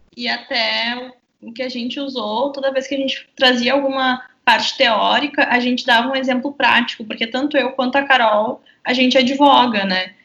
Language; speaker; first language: Portuguese; native; Portuguese